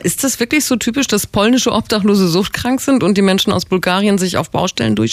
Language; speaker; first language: German; native; German